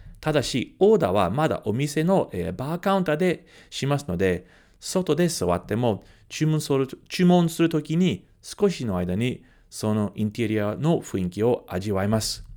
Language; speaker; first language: Japanese; early bilingual, heritage; Japanese